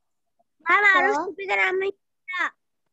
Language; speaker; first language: English; non-native, learner; Hindi